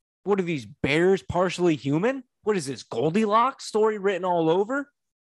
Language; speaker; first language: English; native; English